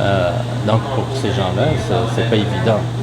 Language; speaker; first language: French; non-native, fluent; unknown